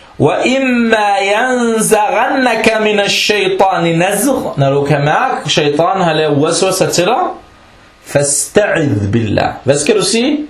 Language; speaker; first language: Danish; non-native, fluent; Arabic